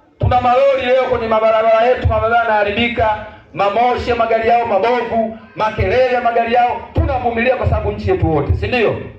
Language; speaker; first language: Swahili; native; Swahili